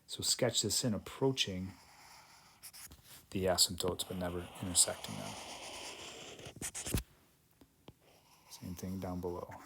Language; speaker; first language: English; native; English